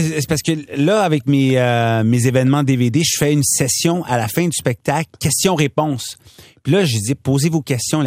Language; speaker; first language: French; non-native, local second language; Punjabi